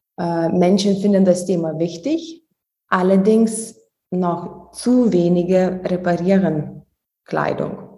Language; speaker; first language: German; non-native, fluent; Lithuanian